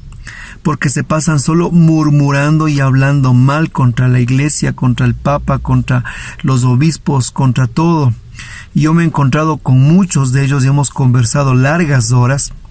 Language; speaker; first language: Spanish; native; Spanish